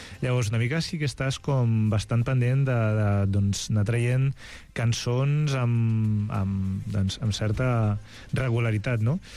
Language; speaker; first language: Catalan; native; Catalan